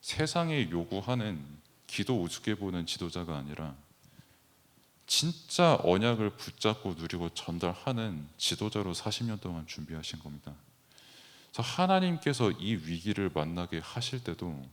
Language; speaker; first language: Korean; native; Korean